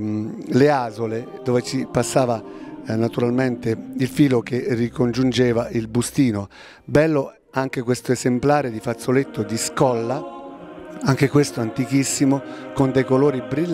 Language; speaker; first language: Italian; native; Italian